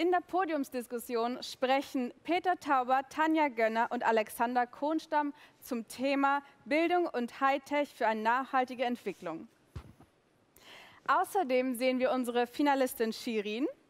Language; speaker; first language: German; native; German